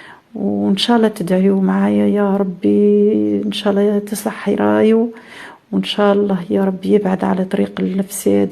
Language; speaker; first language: Arabic; native; Arabic